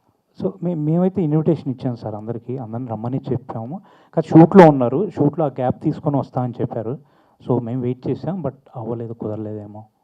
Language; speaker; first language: Telugu; native; Telugu